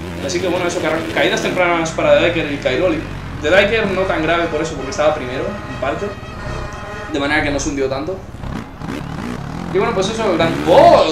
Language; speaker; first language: Spanish; native; Spanish